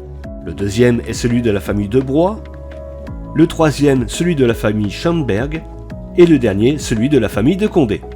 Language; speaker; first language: French; native; French